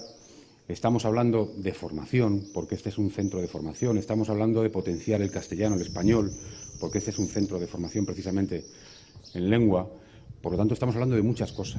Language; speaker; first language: Spanish; native; Spanish